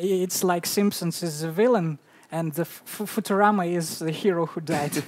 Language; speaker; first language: English; non-native, fluent; Russian